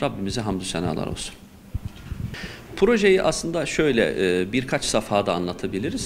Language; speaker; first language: Turkish; native; Turkish